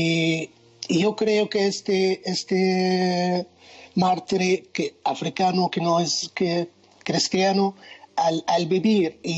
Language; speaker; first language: Spanish; non-native, fluent; Arabic